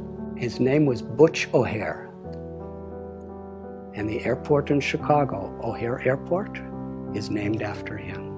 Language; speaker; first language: English; native; English